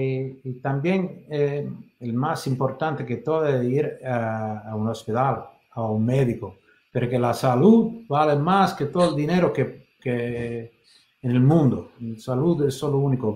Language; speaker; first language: Spanish; non-native, fluent; English